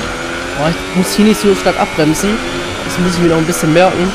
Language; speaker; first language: German; native; German